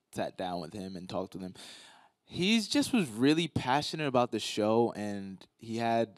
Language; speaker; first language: English; native; English